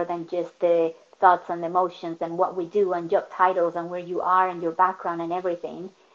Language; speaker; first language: English; non-native, fluent; Spanish